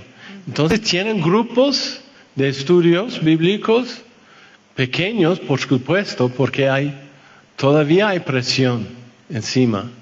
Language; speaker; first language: Spanish; non-native, fluent; French